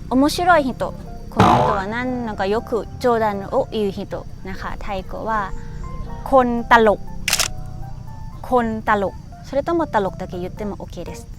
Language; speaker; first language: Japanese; non-native, fluent; Thai